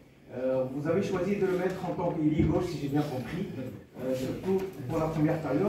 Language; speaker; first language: French; non-native, local second language; Arabic